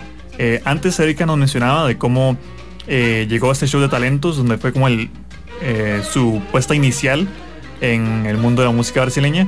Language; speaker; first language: Spanish; native; Spanish